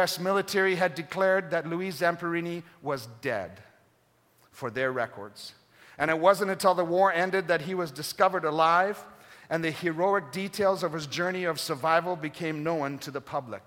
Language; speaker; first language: English; native; English